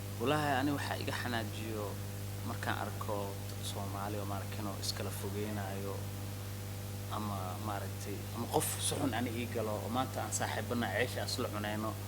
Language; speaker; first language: Somali; early bilingual, heritage; Somali